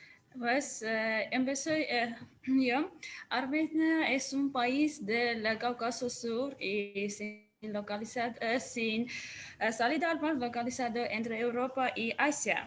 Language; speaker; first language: Spanish; non-native, fluent; Armenian